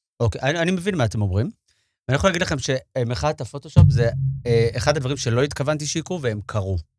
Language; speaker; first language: Hebrew; native; Hebrew